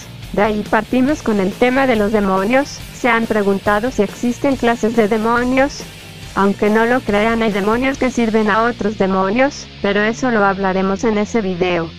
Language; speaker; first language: Spanish; native; Spanish